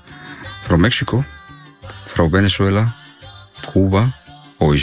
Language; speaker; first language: Icelandic; non-native, learner; Spanish